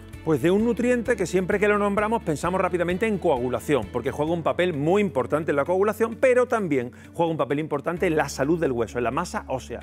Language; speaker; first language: Spanish; native; Spanish